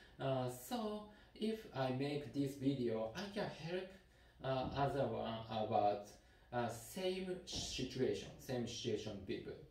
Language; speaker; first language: English; non-native, learner; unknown